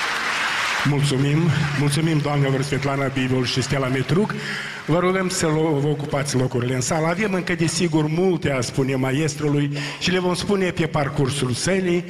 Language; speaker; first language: Romanian; native; Romanian